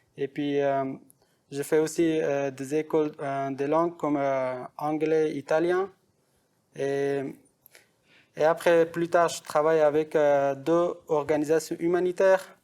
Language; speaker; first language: French; non-native, fluent; Persian